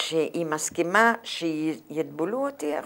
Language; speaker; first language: Hebrew; non-native, fluent; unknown